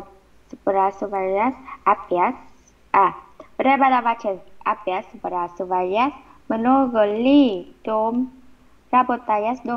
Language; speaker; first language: Russian; non-native, learner; Vietnamese